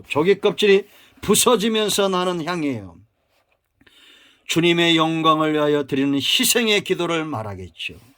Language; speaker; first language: Korean; native; Korean